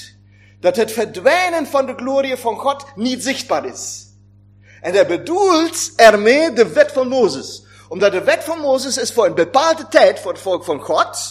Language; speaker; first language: Dutch; non-native, fluent; German